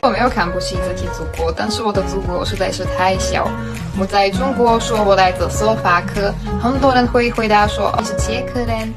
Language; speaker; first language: Chinese; non-native, fluent; Slovak